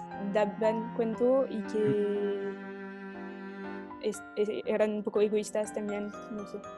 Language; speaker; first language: Spanish; non-native, fluent; French